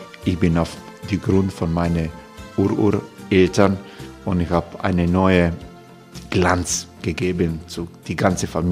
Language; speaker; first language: German; non-native, learner; Croatian